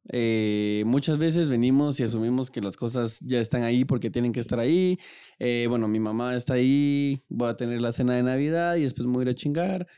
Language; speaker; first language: Spanish; native; Spanish